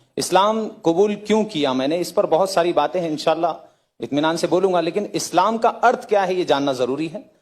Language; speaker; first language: Hindi; native; Hindi